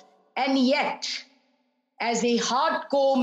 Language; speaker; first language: English; non-native, local second language; Punjabi